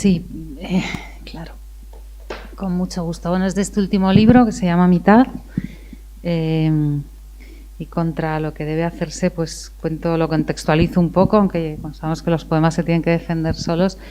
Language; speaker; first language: Spanish; native; Spanish